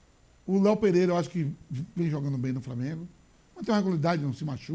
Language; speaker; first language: Portuguese; native; Portuguese